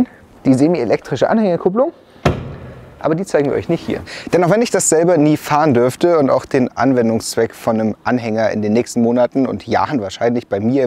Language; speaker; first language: German; native; German